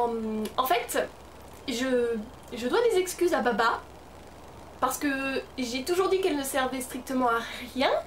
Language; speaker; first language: French; native; French